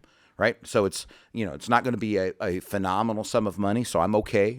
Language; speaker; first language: English; native; English